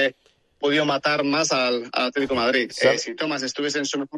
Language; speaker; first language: Spanish; native; Spanish